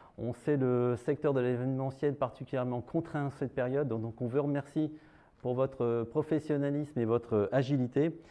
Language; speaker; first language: French; native; French